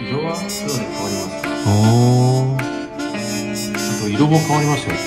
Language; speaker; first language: Japanese; non-native, learner; Chinese